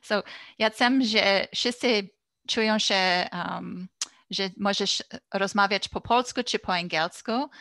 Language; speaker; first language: Polish; early bilingual, heritage; English